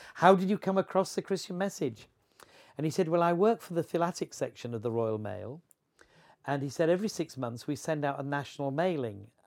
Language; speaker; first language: English; native; English